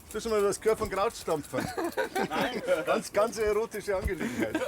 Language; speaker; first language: German; native; German